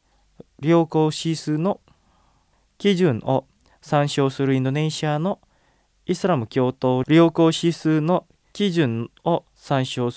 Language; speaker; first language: Japanese; non-native, fluent; Indonesian